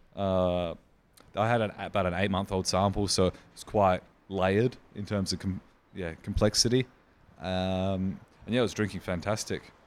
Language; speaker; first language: English; native; English